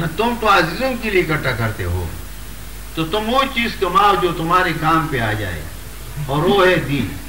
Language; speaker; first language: Urdu; non-native, local second language; Pashto